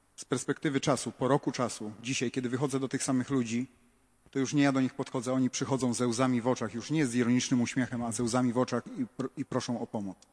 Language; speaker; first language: Polish; native; Polish